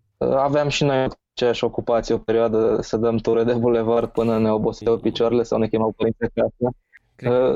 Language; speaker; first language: Romanian; native; Romanian